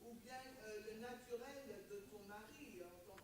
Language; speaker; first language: French; native; French